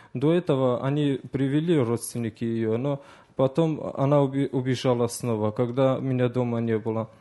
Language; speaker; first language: Russian; early bilingual, other home language; Azerbaijani